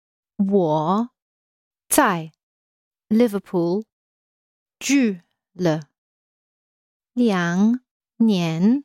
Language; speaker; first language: Chinese; non-native, learner; English